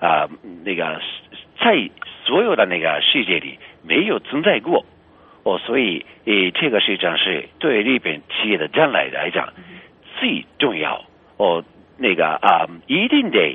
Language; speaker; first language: Chinese; non-native, fluent; Japanese